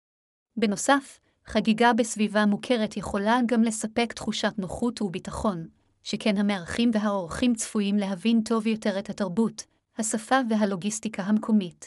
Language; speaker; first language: Hebrew; native; Hebrew